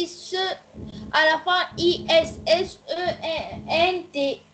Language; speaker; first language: French; non-native, local second language; Arabic